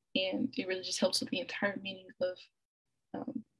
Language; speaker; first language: English; native; English